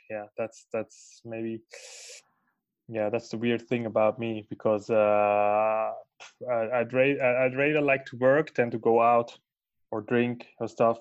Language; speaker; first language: English; non-native, fluent; Swiss German